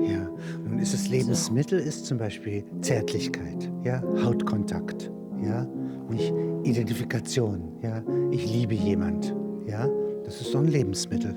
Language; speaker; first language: German; native; German